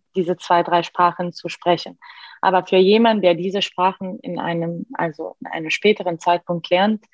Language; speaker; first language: German; non-native, fluent; Arabic